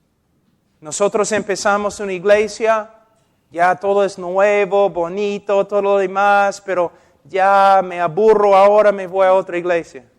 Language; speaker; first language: Spanish; non-native, fluent; English